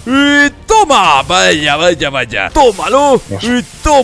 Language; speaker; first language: Spanish; native; Spanish